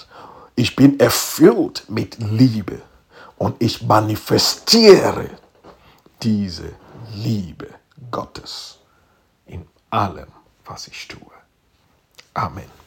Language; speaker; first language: German; non-native, fluent; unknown